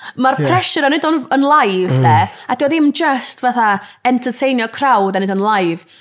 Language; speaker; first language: Welsh; non-native, local second language; English